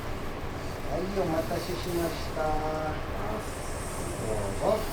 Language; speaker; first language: Japanese; non-native, learner; Spanish